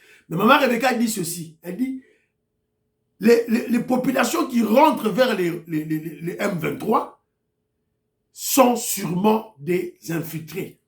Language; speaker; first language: French; non-native, local second language; Lingala